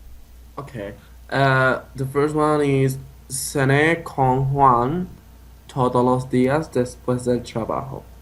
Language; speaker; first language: Spanish; non-native, learner; English